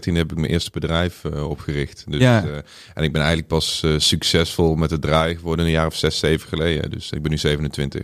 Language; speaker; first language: Dutch; native; Dutch